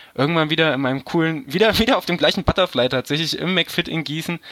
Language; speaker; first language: German; native; German